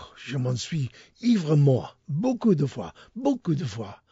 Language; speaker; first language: French; non-native, learner; English